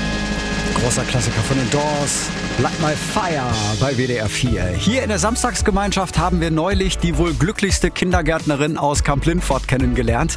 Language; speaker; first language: German; native; German